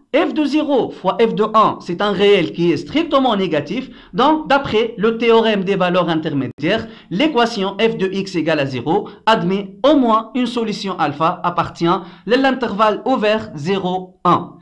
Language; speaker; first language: French; non-native, local second language; Arabic